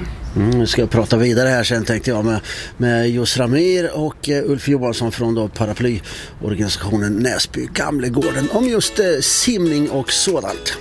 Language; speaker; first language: Swedish; native; Swedish